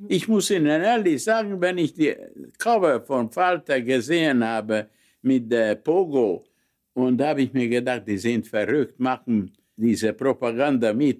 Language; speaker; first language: German; non-native, fluent; Hungarian